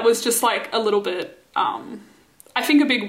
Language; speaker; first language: English; native; English